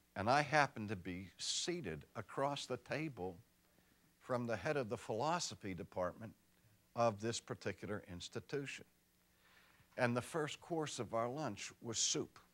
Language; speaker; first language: English; native; English